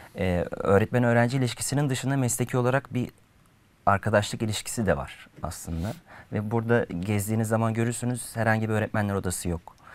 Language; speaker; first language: Turkish; native; Turkish